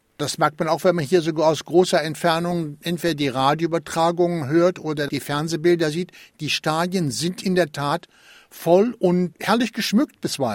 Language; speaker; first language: German; native; German